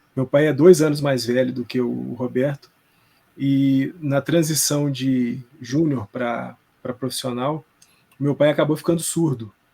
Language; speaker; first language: Portuguese; native; Portuguese